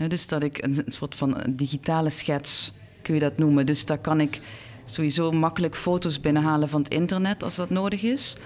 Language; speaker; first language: Dutch; native; Dutch